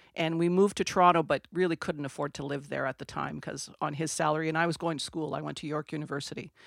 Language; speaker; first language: English; non-native, fluent; French